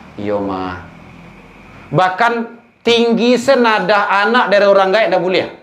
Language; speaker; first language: Malay; non-native, local second language; Minangkabau